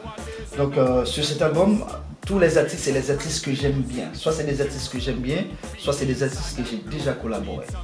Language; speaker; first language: French; non-native, local second language; Haitian Creole